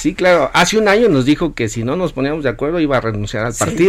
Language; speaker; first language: Spanish; native; Spanish